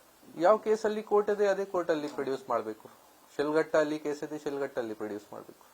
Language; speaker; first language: Kannada; non-native, local second language; Hindi